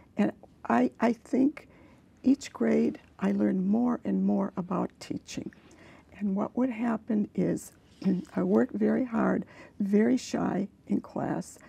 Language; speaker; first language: English; early bilingual, other home language; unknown